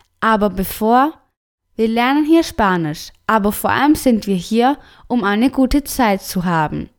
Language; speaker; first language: German; non-native, fluent; Spanish